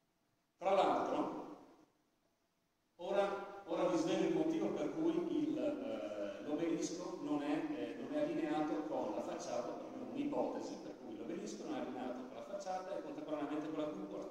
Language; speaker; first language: Italian; native; Italian